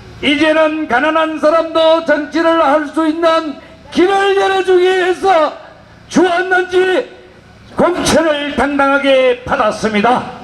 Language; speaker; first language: Korean; native; Korean